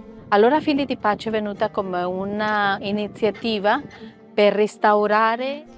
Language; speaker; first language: Italian; non-native, learner; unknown